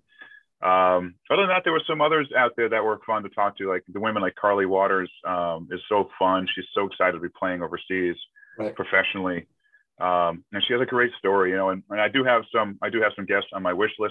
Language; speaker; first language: English; native; English